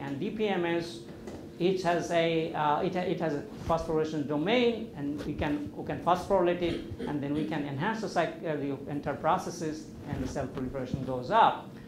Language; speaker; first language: English; non-native, local second language; Bangla